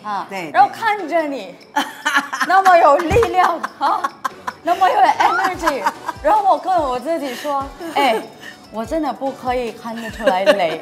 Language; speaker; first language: Chinese; non-native, fluent; Malay